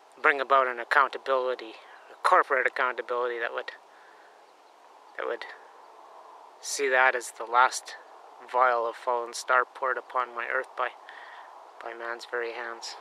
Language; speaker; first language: English; native; English